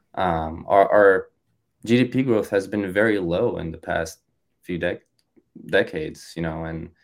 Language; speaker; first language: English; non-native, fluent; French